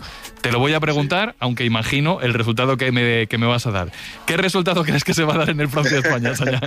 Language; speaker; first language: Spanish; native; Spanish